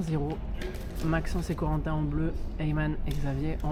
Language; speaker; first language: French; native; French